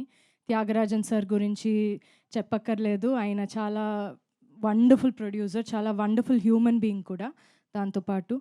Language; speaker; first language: Telugu; non-native, fluent; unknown